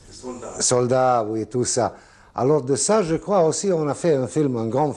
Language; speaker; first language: French; non-native, fluent; Serbian